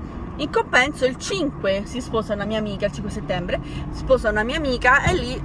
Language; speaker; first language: Italian; native; Italian